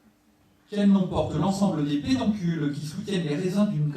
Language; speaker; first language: French; native; French